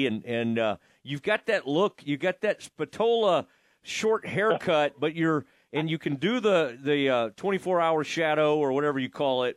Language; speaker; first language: English; native; English